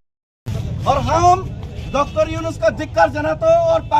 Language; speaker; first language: Hindi; non-native, local second language; Kok Borok